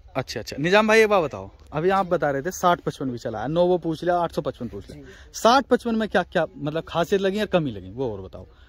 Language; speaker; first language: Hindi; native; Hindi